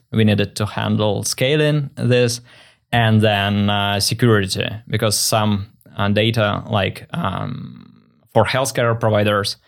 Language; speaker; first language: English; non-native, fluent; Russian